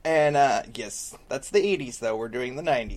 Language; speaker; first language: English; native; English